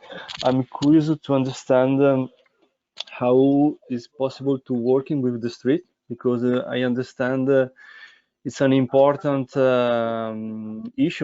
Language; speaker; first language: English; non-native, fluent; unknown